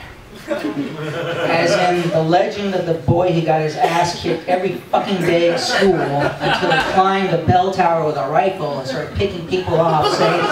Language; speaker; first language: English; native; English